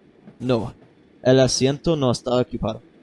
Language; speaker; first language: Spanish; non-native, learner; English